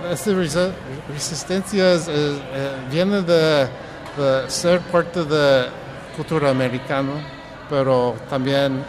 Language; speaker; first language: Spanish; early bilingual, heritage; English